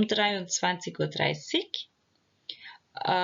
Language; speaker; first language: German; non-native, fluent; Turkish